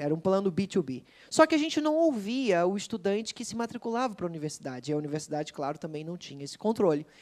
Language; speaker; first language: Portuguese; native; Portuguese